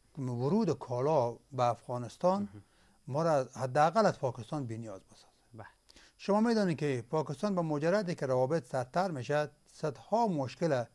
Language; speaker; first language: Persian; native; Persian